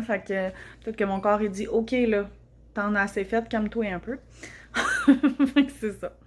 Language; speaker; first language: French; native; French